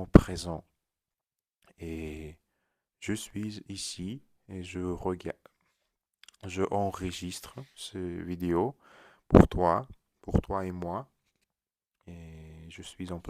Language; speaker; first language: French; non-native, learner; Russian